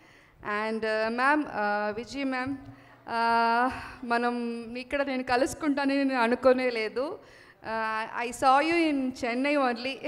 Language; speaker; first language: Telugu; non-native, learner; Tamil